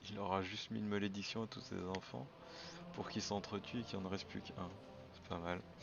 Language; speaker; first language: French; native; French